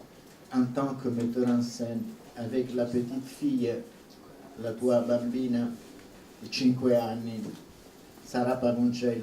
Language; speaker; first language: French; non-native, fluent; Italian